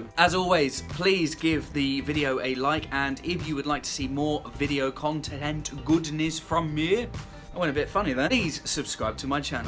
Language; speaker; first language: English; native; English